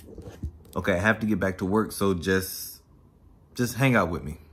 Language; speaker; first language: English; native; English